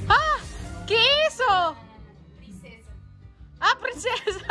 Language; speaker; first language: Portuguese; non-native, learner; Filipino